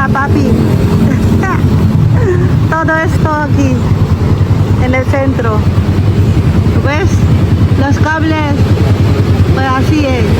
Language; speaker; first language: Spanish; non-native, fluent; Filipino